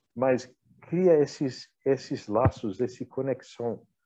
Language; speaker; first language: Portuguese; non-native, fluent; English